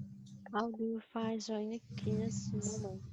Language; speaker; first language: English; non-native, learner; Vietnamese